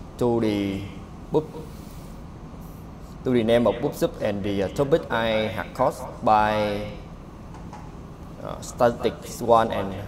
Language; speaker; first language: English; non-native, learner; Vietnamese